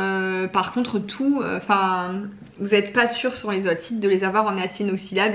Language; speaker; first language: French; native; French